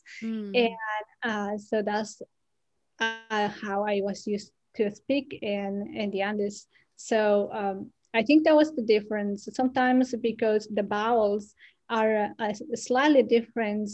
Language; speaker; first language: English; non-native, fluent; Quechua